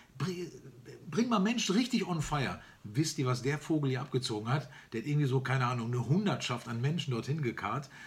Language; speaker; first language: German; early bilingual, other home language; Spanish